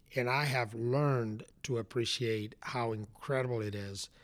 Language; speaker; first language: English; non-native, fluent; Spanish